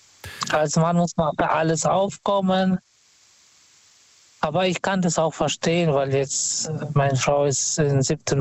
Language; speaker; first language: German; non-native, fluent; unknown